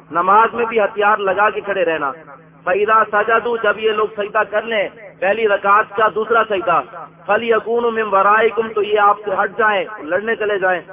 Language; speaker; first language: Urdu; non-native, local second language; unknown